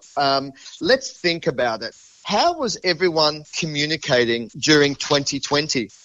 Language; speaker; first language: English; native; English